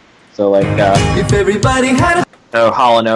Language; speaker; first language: English; native; English